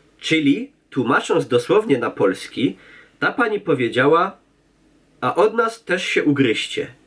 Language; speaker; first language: Polish; native; Polish